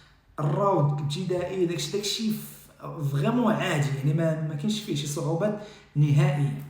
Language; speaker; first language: Arabic; native; Arabic